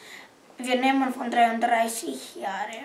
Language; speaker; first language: German; non-native, learner; Romanian